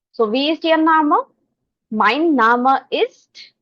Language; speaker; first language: German; non-native, fluent; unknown